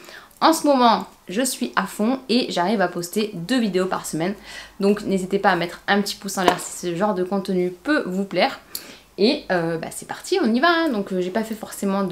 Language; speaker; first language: French; native; French